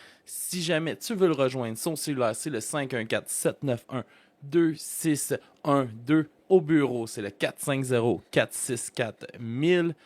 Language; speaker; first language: French; native; French